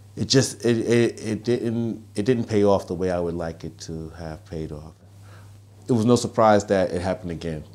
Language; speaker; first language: English; native; English